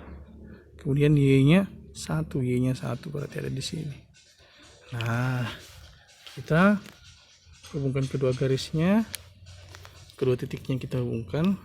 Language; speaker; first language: Indonesian; native; Indonesian